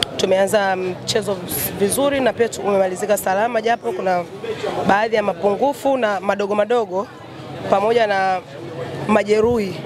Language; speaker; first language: Swahili; native; Swahili